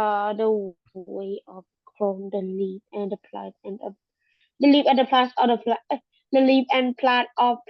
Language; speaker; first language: English; non-native, learner; Thai